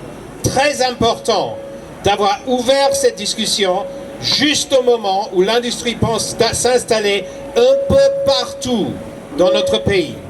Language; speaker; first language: French; non-native, fluent; English